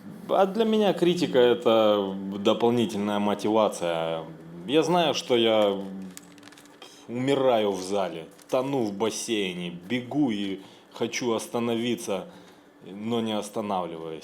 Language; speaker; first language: Russian; native; Russian